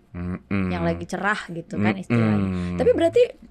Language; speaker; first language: Indonesian; native; Indonesian